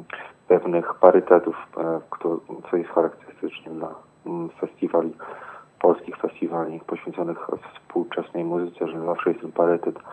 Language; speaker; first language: Polish; native; Polish